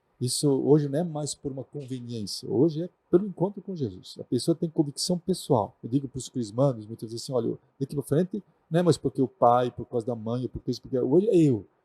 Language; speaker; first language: Portuguese; non-native, local second language; German